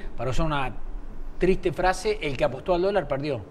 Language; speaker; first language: Spanish; native; Spanish